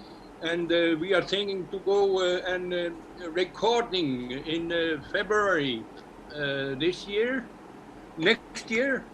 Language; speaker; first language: English; non-native, learner; Icelandic